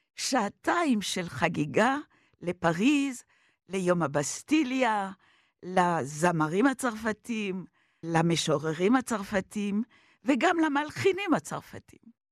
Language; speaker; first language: Hebrew; non-native, fluent; French